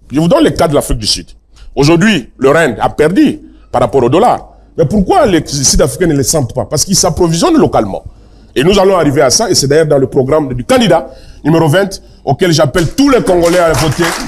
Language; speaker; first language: French; non-native, local second language; Lingala